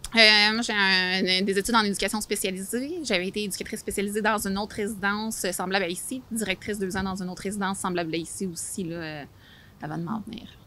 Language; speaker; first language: French; native; French